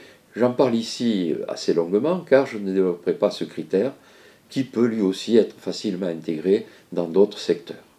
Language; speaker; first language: French; native; French